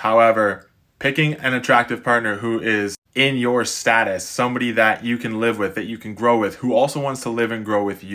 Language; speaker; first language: English; native; English